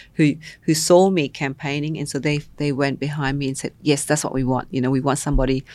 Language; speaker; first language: English; non-native, local second language; Vietnamese